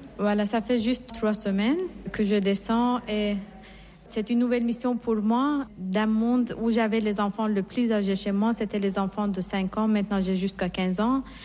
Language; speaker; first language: French; non-native, fluent; Persian